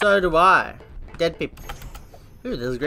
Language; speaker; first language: English; native; English